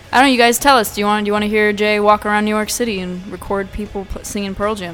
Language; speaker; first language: English; early bilingual, other home language; Russian